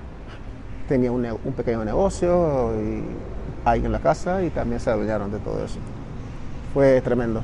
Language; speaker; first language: Spanish; native; Spanish